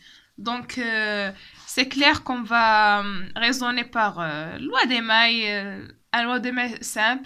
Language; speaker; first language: French; non-native, local second language; Arabic